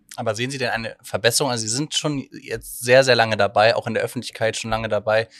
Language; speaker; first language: German; native; German